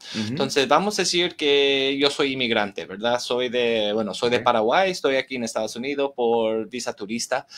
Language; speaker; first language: Spanish; early bilingual, heritage; Spanish